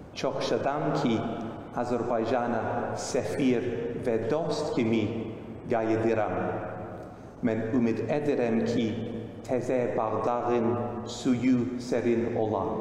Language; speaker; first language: Azerbaijani; non-native, fluent; English